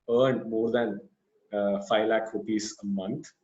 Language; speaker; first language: English; non-native, local second language; Malayalam